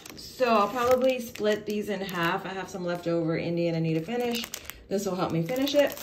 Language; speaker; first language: English; native; English